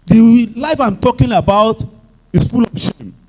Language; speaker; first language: English; non-native, local second language; Yoruba